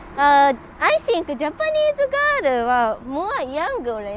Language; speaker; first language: English; non-native, learner; Japanese